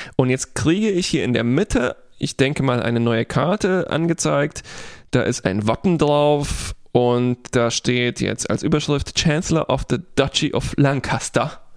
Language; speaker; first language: German; non-native, fluent; Polish